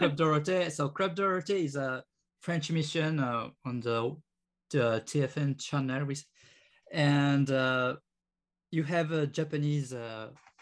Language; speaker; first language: English; non-native, learner; French